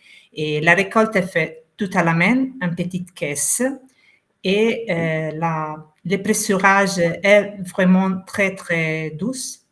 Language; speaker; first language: French; non-native, fluent; Italian